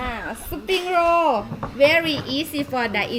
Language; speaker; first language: English; non-native, learner; Thai